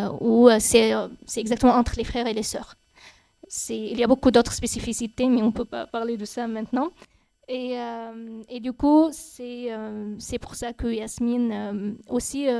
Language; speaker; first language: French; non-native, fluent; Arabic